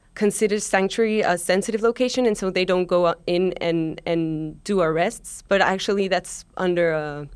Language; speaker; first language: English; non-native, fluent; Spanish